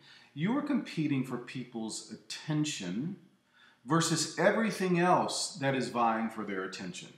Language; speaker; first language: English; native; English